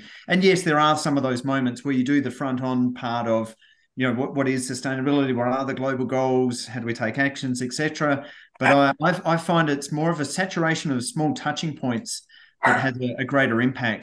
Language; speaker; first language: English; native; English